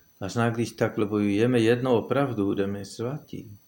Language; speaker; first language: Czech; non-native, fluent; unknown